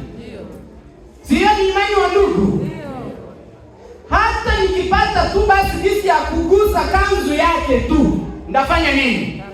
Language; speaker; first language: Swahili; native; Swahili